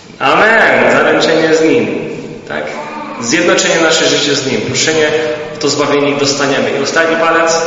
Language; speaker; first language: Polish; early bilingual, heritage; Polish